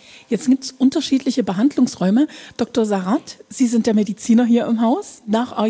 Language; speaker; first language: German; native; German